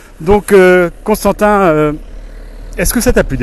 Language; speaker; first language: French; native; French